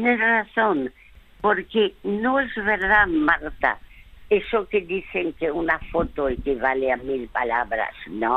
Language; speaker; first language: Spanish; early bilingual, other home language; French